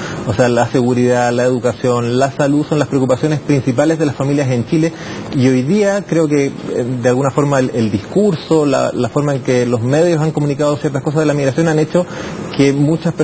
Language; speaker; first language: Spanish; native; Spanish